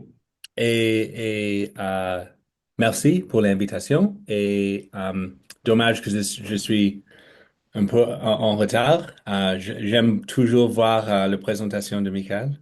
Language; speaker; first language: French; non-native, fluent; English